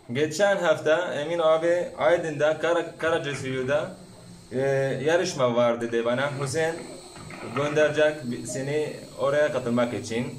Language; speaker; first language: Turkish; non-native, learner; Arabic